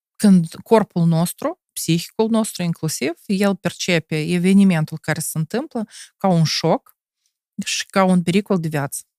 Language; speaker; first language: Romanian; non-native, local second language; Russian